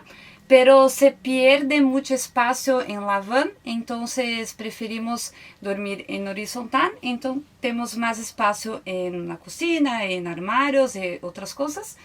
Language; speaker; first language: Spanish; non-native, learner; Portuguese